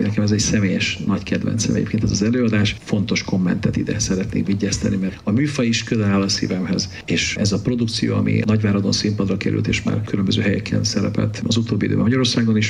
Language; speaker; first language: Hungarian; native; Hungarian